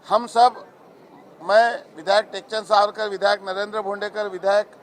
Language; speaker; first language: Hindi; non-native, local second language; Marathi